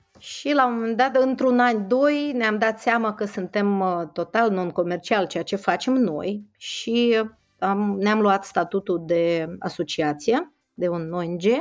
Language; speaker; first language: Romanian; non-native, fluent; Russian